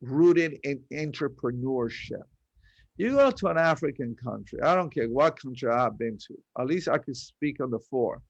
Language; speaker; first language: English; early bilingual, other home language; Spanish